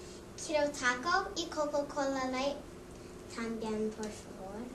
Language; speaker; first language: Spanish; non-native, learner; English